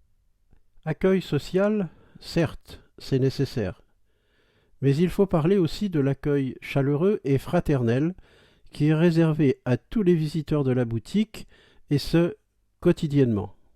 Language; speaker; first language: French; native; French